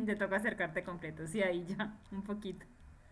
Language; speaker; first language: Spanish; native; Spanish